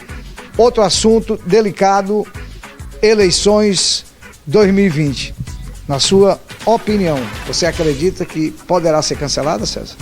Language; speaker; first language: Portuguese; native; Portuguese